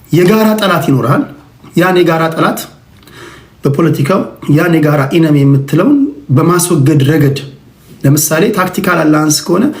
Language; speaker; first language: Amharic; native; Amharic